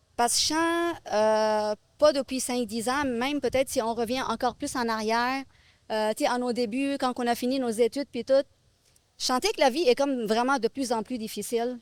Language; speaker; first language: French; non-native, local second language; Arabic